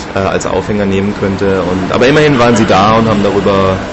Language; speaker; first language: German; native; German